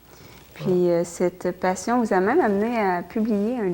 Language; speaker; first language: French; native; French